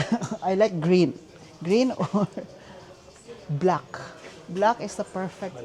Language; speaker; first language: English; non-native, local second language; Filipino